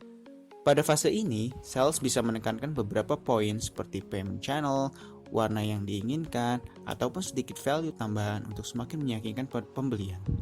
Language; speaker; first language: Indonesian; native; Indonesian